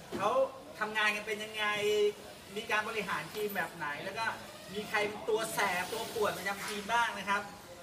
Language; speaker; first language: Thai; native; Thai